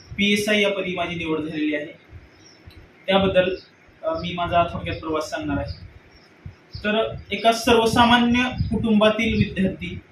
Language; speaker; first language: Marathi; native; Marathi